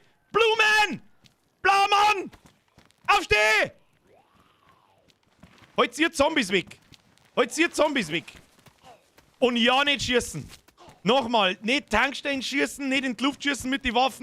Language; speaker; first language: German; native; German